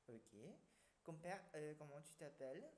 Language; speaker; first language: French; non-native, fluent; Khmer